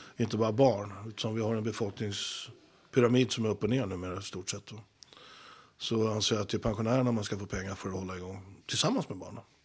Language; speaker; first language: Swedish; native; Swedish